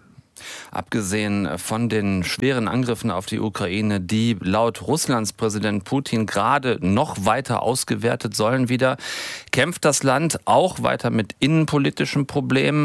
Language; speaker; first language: German; native; German